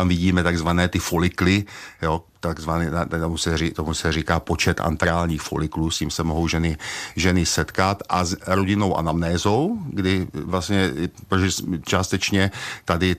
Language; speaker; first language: Czech; native; Czech